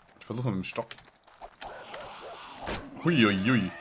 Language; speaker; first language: German; native; German